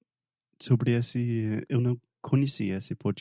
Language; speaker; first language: Portuguese; non-native, fluent; English